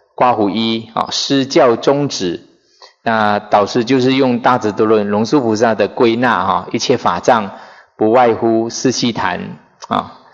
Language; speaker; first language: Chinese; non-native, fluent; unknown